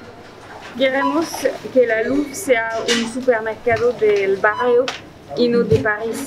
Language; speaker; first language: Spanish; non-native, fluent; French